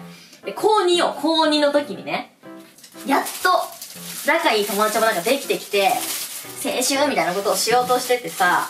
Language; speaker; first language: Japanese; native; Japanese